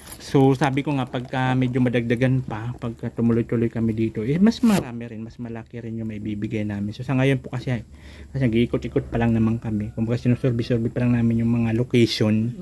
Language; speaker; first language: Filipino; native; Filipino